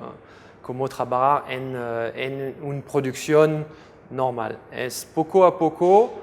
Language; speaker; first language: Spanish; non-native, fluent; French